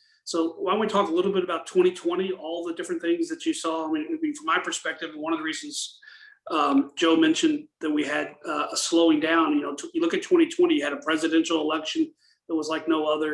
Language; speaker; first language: English; native; English